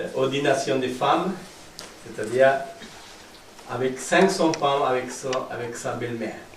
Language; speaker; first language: French; non-native, fluent; Sinhala